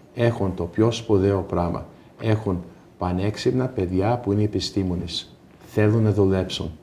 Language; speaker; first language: Greek; early bilingual, heritage; Greek